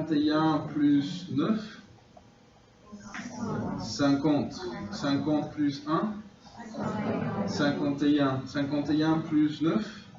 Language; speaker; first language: French; non-native, fluent; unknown